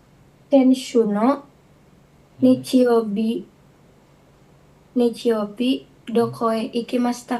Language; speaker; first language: Japanese; non-native, learner; Indonesian